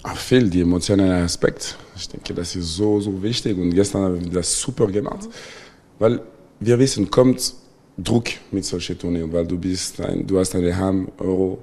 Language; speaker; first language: German; non-native, local second language; French